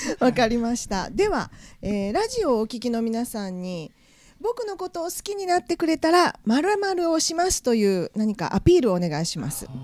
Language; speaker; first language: Japanese; native; Japanese